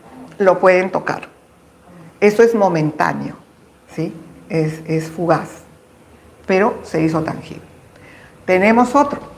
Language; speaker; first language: Spanish; native; Spanish